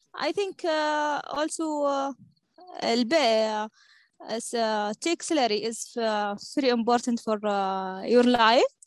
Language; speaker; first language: English; non-native, learner; Arabic